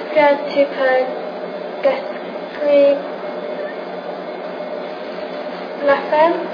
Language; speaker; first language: French; non-native, learner; English